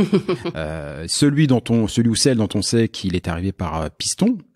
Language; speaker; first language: French; native; French